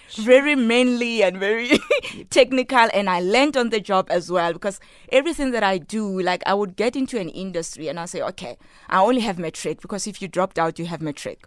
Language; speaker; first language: English; non-native, local second language; Tswana